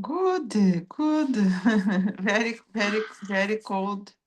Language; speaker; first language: English; non-native, learner; Portuguese